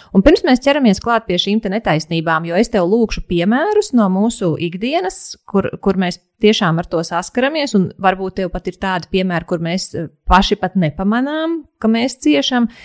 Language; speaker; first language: Latvian; native; Latvian